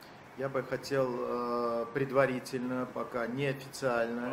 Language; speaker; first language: Russian; native; Russian